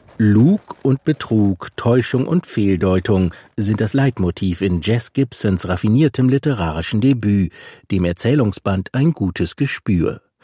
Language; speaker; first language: German; native; German